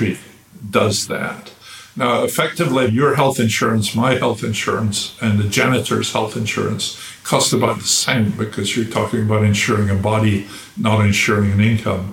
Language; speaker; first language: English; native; English